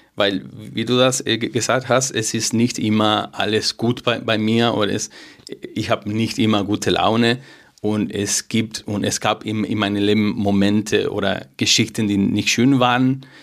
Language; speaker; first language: German; non-native, fluent; Spanish